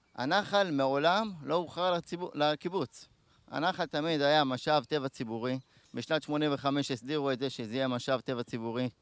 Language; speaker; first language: Hebrew; native; Hebrew